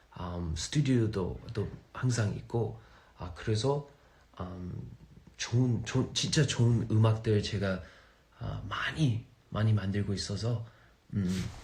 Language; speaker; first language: Korean; non-native, fluent; English